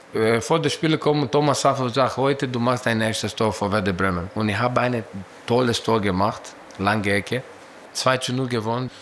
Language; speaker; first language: German; non-native, learner; Greek